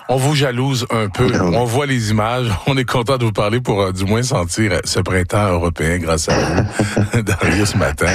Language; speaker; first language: French; native; French